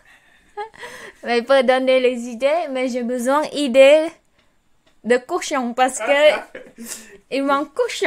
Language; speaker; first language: French; non-native, learner; Khmer